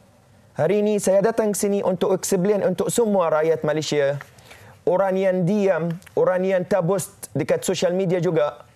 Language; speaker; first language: Indonesian; non-native, fluent; Arabic